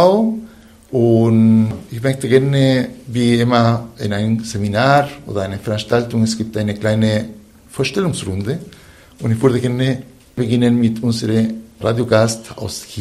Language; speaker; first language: German; non-native, fluent; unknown